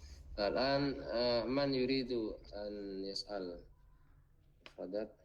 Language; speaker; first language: Arabic; non-native, fluent; Indonesian